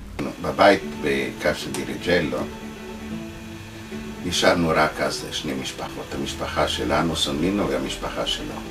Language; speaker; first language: Hebrew; non-native, fluent; Italian